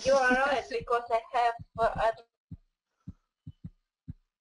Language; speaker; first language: English; non-native, learner; Russian